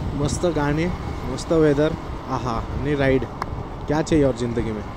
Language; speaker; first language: Hindi; non-native, local second language; Marathi